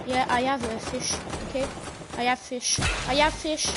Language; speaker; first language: English; non-native, learner; French